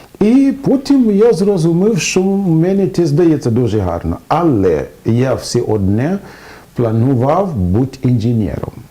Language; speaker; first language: Ukrainian; non-native, fluent; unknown